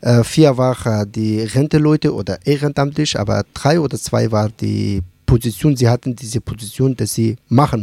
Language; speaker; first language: German; non-native, learner; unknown